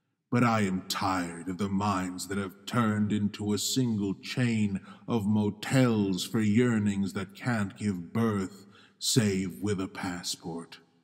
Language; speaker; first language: English; native; English